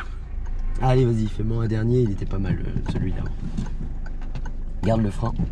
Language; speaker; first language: French; native; French